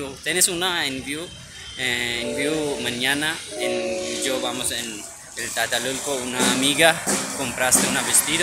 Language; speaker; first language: Spanish; non-native, learner; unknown